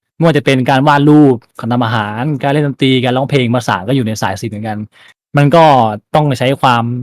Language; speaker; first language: Thai; native; Thai